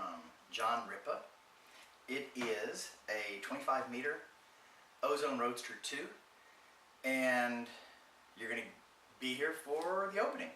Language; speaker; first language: English; native; English